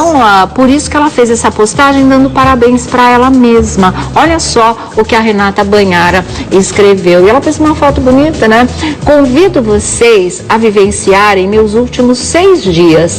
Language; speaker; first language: Portuguese; native; Portuguese